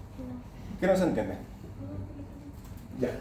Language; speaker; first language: Spanish; native; Spanish